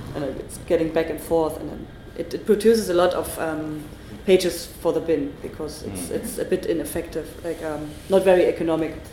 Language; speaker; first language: English; non-native, fluent; German